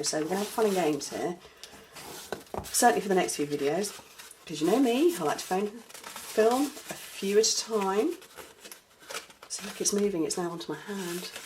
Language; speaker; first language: English; native; English